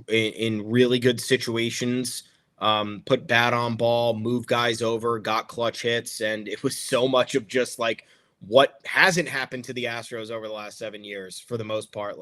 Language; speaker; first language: English; native; English